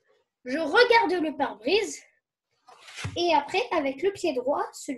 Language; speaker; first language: French; native; French